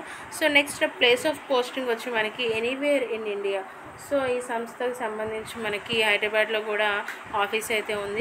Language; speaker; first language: Telugu; native; Telugu